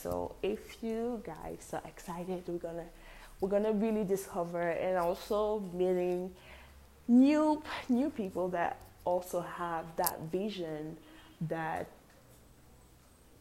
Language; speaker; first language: English; non-native, local second language; French